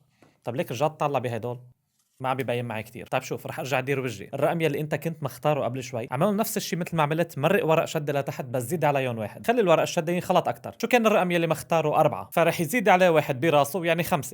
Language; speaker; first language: Arabic; native; Arabic